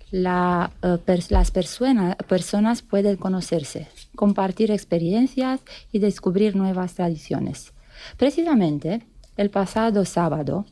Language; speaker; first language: Spanish; non-native, fluent; Romanian